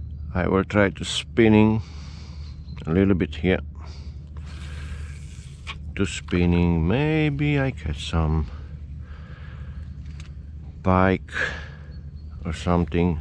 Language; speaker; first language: English; non-native, learner; Romanian